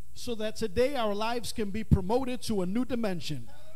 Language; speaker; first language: English; non-native, local second language; Spanish